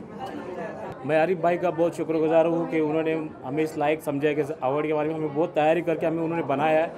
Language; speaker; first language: Hindi; native; Hindi